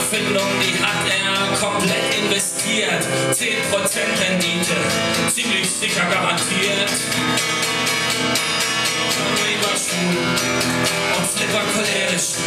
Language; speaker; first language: German; native; German